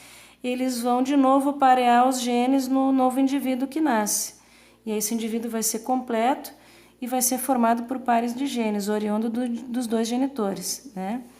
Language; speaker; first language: Portuguese; native; Portuguese